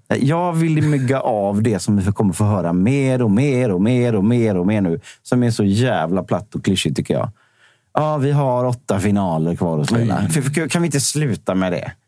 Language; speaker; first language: Swedish; native; Swedish